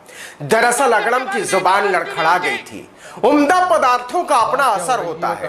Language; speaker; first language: Hindi; native; Hindi